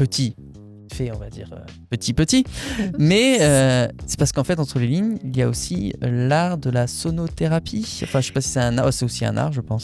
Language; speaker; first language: French; native; French